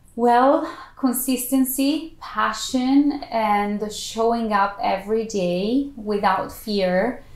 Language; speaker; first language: English; non-native, fluent; Italian